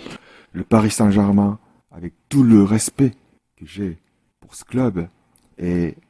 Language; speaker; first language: French; non-native, fluent; Korean